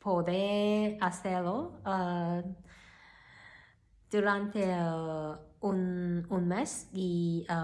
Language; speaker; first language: Spanish; non-native, learner; Cantonese